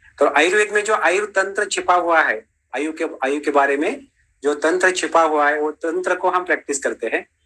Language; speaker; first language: Hindi; non-native, local second language; Marathi